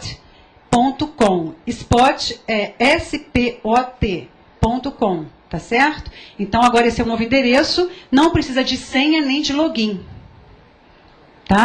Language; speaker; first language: Portuguese; native; Portuguese